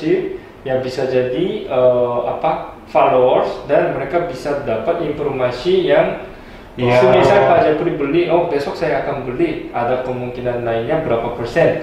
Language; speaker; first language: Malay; non-native, fluent; Korean